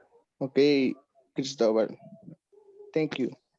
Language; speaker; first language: English; non-native, learner; Spanish